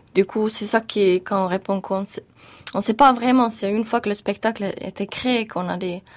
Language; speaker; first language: French; non-native, fluent; Finnish